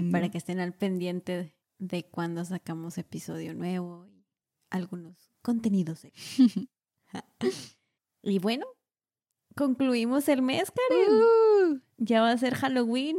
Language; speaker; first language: Spanish; native; Spanish